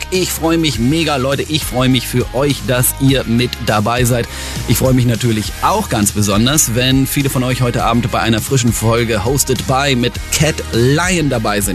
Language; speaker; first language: German; native; German